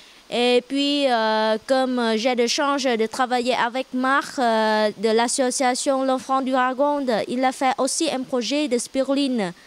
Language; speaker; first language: French; non-native, learner; Vietnamese